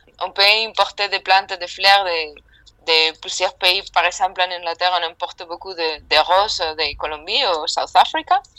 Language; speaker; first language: French; non-native, fluent; Spanish